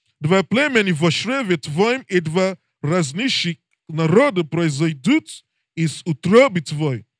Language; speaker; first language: Russian; non-native, learner; English